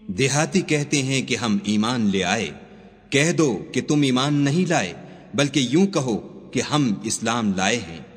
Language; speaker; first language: Urdu; native; Urdu